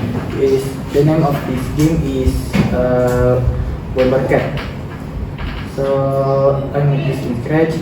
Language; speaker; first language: English; non-native, learner; Indonesian